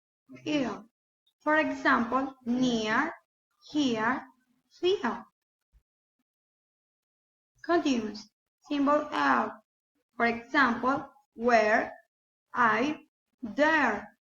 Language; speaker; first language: English; non-native, learner; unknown